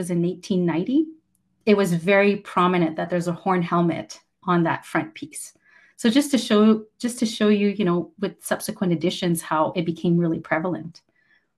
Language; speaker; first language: English; native; English